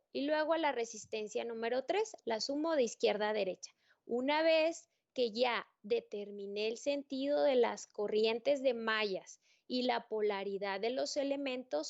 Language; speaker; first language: Spanish; native; Spanish